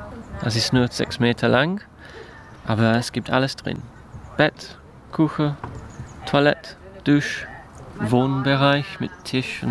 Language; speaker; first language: German; non-native, learner; English